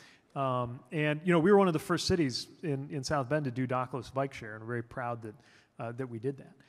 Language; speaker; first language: English; native; English